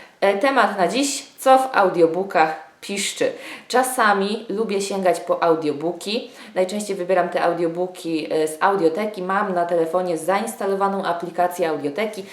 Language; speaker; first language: Polish; native; Polish